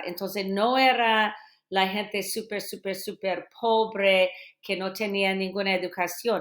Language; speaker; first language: Spanish; non-native, fluent; English